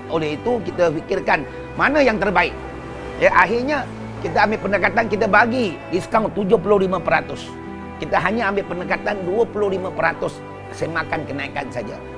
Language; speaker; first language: Malay; non-native, local second language; Chinese